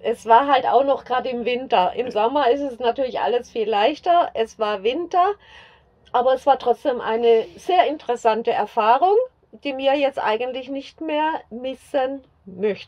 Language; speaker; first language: German; native; German